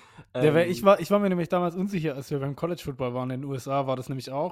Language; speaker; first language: German; native; German